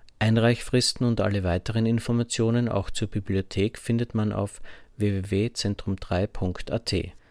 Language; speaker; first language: German; native; German